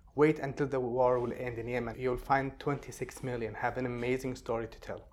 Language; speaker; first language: English; non-native, fluent; Arabic